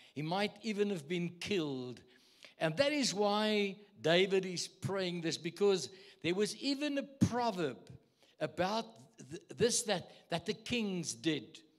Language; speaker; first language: English; non-native, local second language; Afrikaans